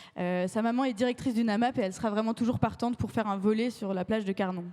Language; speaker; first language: French; native; French